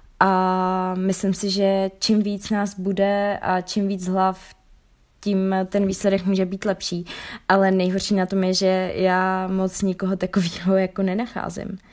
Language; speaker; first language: Czech; native; Czech